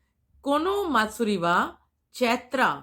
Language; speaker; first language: Japanese; non-native, fluent; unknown